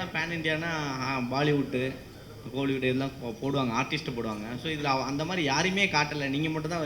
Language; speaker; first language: Tamil; native; Tamil